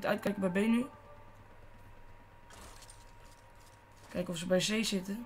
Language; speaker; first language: Dutch; native; Dutch